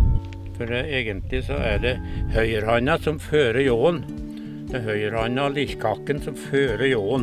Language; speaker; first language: Norwegian; native; Norwegian